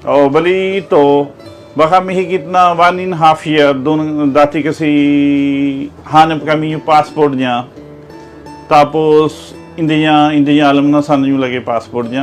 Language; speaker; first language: Filipino; non-native, learner; Punjabi